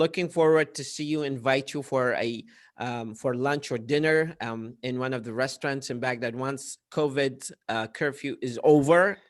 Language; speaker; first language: English; non-native, fluent; Arabic